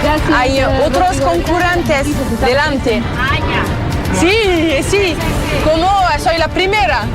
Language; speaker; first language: Spanish; non-native, learner; French